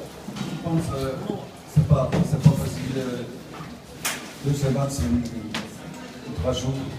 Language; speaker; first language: French; non-native, learner; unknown